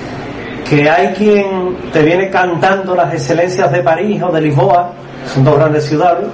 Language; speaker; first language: Spanish; native; Spanish